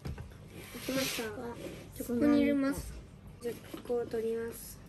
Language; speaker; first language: Japanese; early bilingual, other home language; Russian